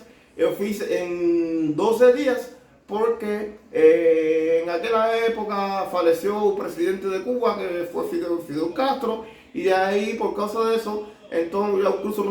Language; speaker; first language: Portuguese; non-native, learner; Spanish